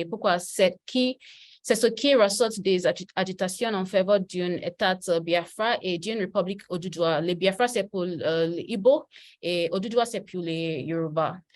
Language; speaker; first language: French; non-native, learner; Yoruba